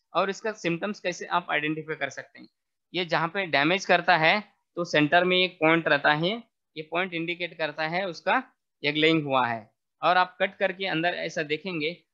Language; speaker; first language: Hindi; non-native, local second language; Marathi